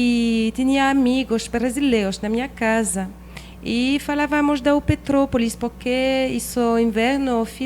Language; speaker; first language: Portuguese; non-native, learner; French